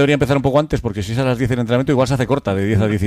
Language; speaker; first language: Spanish; native; Spanish